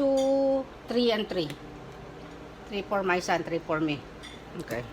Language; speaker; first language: English; non-native, local second language; Filipino